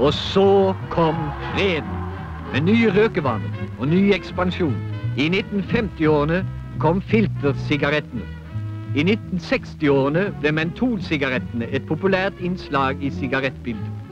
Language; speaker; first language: Norwegian; native; Norwegian